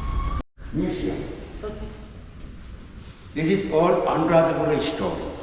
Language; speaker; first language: English; non-native, learner; Sinhala